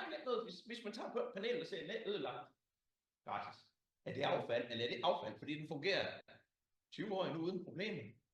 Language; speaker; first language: Danish; native; Danish